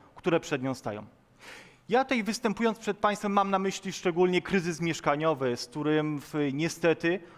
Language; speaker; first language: Polish; native; Polish